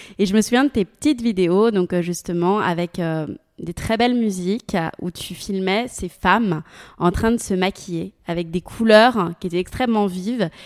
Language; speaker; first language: French; native; French